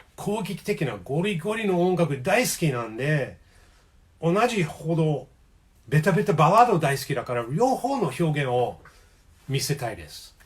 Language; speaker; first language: Japanese; non-native, fluent; English